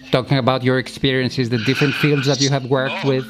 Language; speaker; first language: English; non-native, fluent; Greek